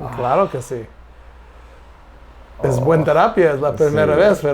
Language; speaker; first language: Spanish; non-native, learner; English